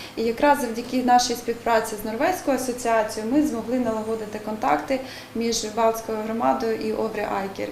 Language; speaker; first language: Ukrainian; native; Ukrainian